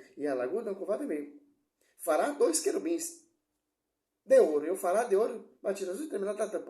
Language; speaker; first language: Portuguese; native; Portuguese